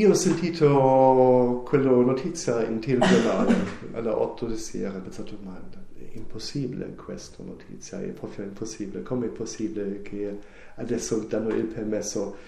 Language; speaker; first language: Italian; non-native, learner; German